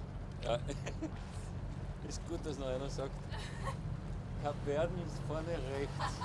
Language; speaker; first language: German; native; German